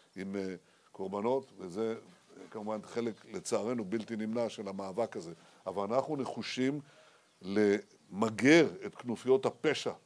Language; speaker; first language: Hebrew; native; Hebrew